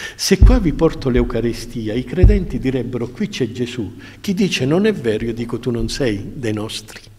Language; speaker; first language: Italian; native; Italian